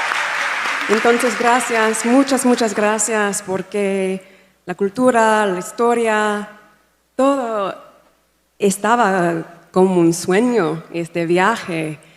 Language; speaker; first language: Spanish; non-native, learner; English